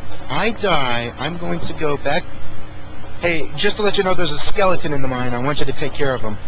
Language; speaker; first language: English; native; English